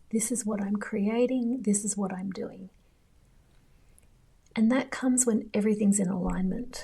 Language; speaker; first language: English; native; English